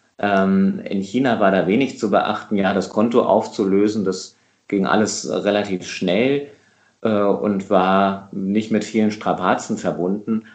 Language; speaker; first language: German; native; German